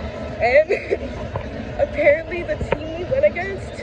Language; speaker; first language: English; native; English